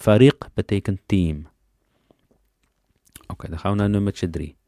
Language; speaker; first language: Dutch; early bilingual, other home language; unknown